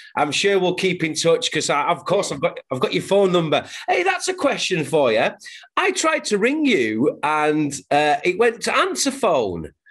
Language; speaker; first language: English; native; English